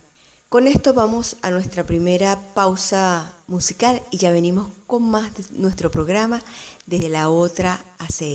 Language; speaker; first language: Spanish; native; Spanish